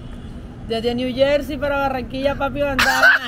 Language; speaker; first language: Spanish; native; Spanish